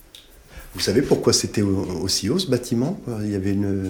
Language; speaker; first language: French; native; French